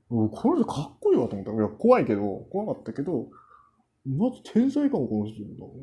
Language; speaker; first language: Japanese; non-native, fluent; Korean